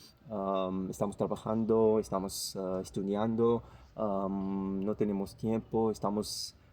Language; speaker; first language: Spanish; non-native, learner; Arabic